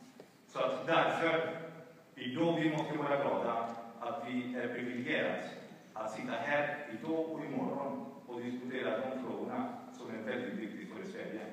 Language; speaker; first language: Swedish; non-native, fluent; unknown